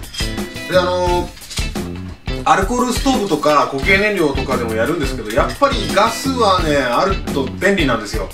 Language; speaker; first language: Japanese; native; Japanese